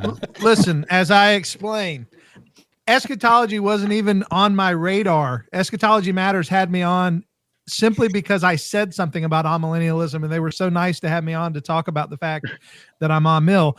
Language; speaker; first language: English; native; English